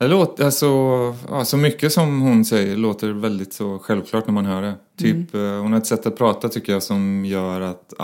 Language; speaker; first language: Swedish; native; Swedish